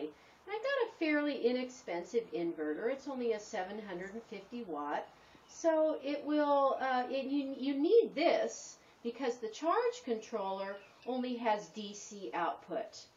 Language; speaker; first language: English; native; English